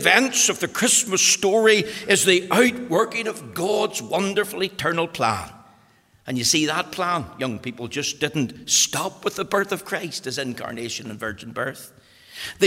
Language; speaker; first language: English; native; English